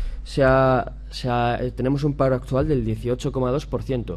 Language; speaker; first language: Spanish; native; Spanish